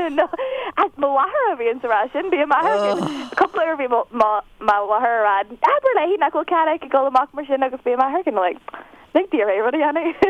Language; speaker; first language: Irish; non-native, local second language; English